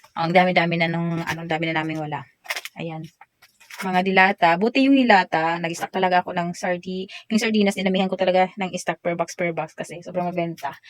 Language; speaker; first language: Filipino; non-native, local second language; Waray